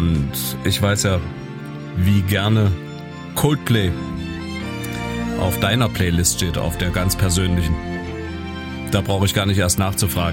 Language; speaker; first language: German; native; German